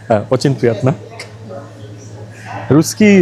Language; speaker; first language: Russian; non-native, learner; Bangla